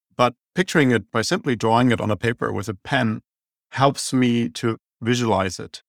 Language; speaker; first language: English; non-native, fluent; German